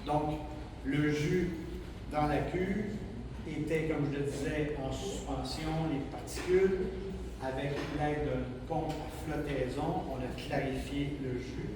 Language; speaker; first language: French; native; French